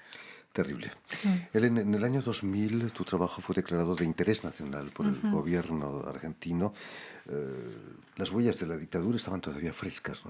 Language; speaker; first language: Spanish; native; Spanish